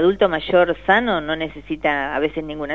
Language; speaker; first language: Spanish; native; Spanish